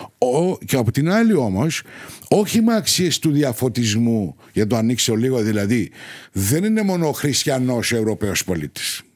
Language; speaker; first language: Greek; non-native, local second language; Turkish